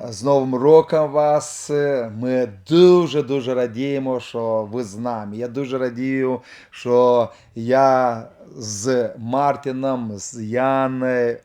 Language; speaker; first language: Ukrainian; non-native, local second language; Russian